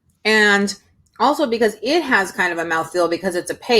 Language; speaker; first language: English; native; English